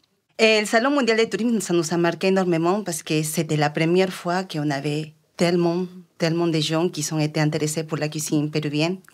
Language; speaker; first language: French; non-native, fluent; Spanish